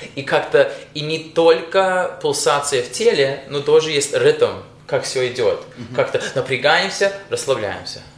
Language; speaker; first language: Russian; non-native, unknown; English